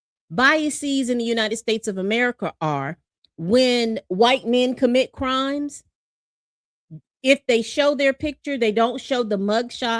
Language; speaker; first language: English; native; English